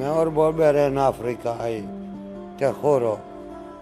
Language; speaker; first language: Spanish; non-native, learner; Arabic